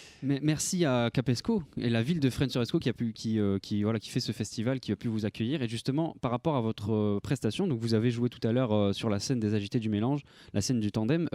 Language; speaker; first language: French; native; French